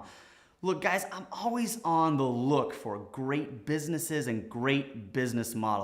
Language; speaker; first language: English; native; English